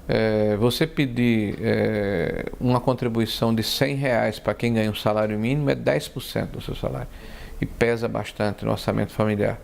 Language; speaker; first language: Portuguese; native; Portuguese